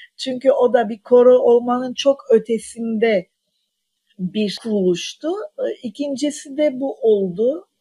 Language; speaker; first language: Turkish; non-native, local second language; Armenian